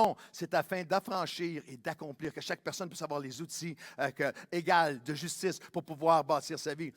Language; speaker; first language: French; native; French